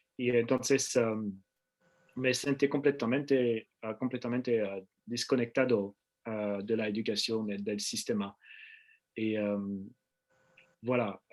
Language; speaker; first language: Spanish; non-native, learner; French